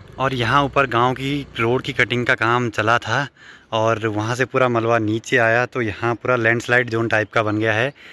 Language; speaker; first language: Hindi; native; Hindi